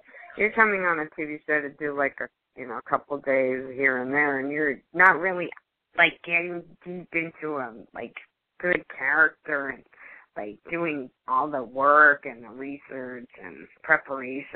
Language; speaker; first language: English; early bilingual, other home language; Spanish